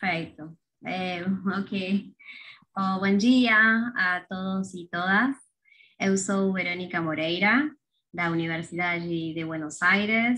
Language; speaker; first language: Portuguese; non-native, fluent; Spanish